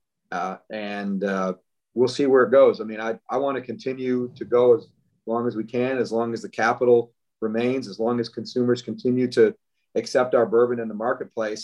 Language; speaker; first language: English; native; English